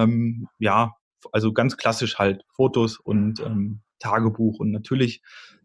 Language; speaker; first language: German; native; German